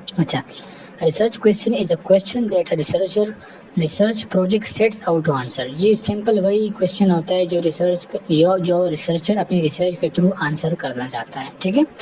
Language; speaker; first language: Urdu; non-native, local second language; Pashto